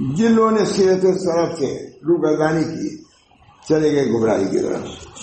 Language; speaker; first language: Urdu; native; Urdu